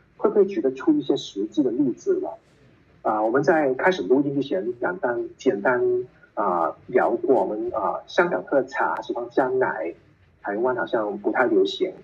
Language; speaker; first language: Chinese; non-native, local second language; Cantonese